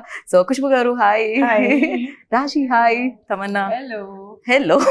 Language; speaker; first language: Telugu; native; Telugu